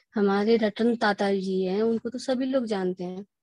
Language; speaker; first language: Hindi; native; Hindi